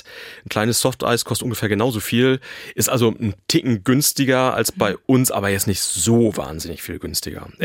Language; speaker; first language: German; native; German